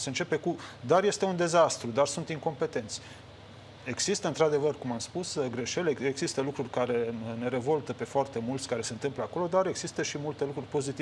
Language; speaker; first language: Romanian; native; Romanian